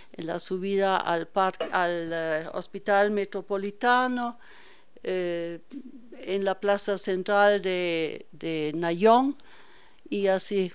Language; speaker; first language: Spanish; non-native, fluent; German